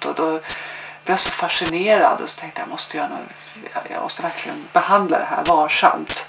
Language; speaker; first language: Swedish; native; Swedish